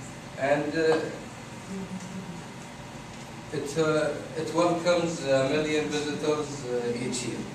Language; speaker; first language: English; non-native, fluent; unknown